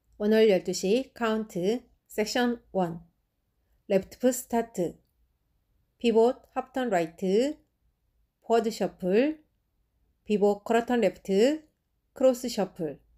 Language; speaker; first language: Korean; native; Korean